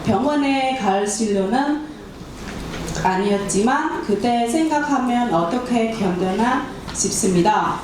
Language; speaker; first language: Korean; non-native, learner; Khmer